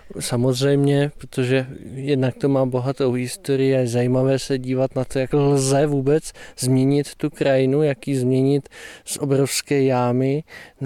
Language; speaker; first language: Czech; native; Czech